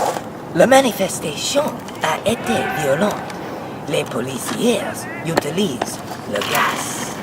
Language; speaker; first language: French; non-native, learner; English